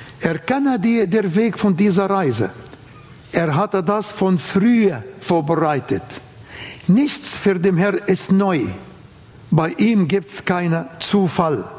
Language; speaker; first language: German; non-native, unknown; Arabic